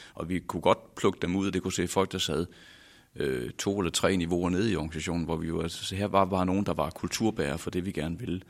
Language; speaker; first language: Danish; native; Danish